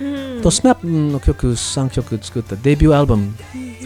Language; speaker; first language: Japanese; non-native, learner; English